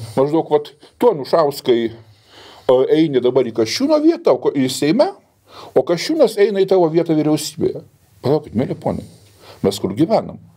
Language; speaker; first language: Lithuanian; native; Lithuanian